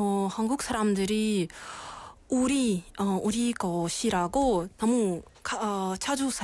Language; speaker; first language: Korean; non-native, learner; Russian